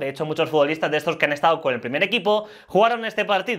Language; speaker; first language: Spanish; native; Spanish